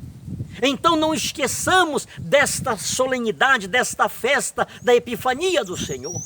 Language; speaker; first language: Portuguese; native; Portuguese